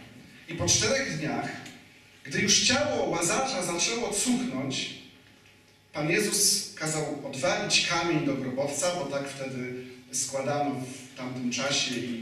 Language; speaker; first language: Polish; native; Polish